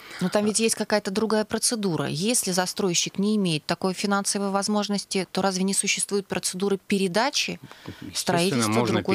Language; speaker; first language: Russian; native; Russian